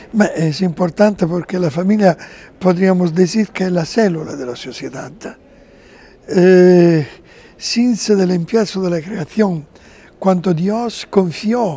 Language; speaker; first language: Spanish; non-native, fluent; Italian